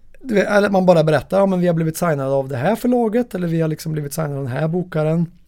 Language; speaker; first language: Swedish; native; Swedish